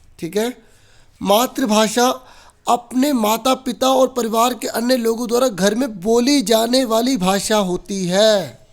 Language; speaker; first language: Hindi; native; Hindi